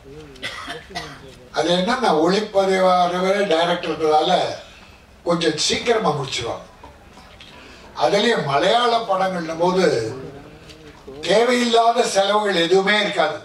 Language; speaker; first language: Tamil; native; Tamil